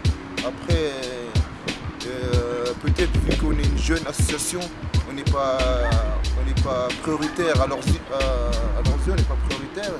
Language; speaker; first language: French; native; French